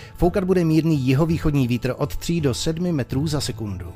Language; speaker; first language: Czech; native; Czech